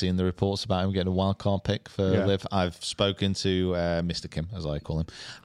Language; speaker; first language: English; native; English